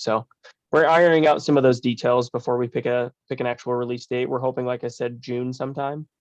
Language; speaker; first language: English; native; English